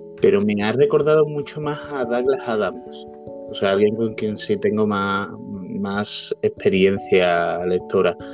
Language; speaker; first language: Spanish; native; Spanish